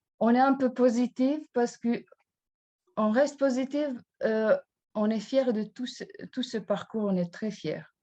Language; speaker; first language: French; non-native, fluent; Albanian